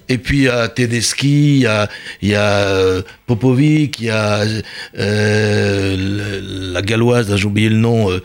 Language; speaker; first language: French; native; French